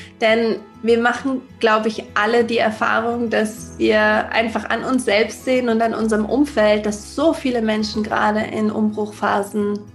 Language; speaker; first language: German; native; German